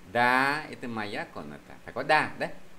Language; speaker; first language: Russian; non-native, fluent; Vietnamese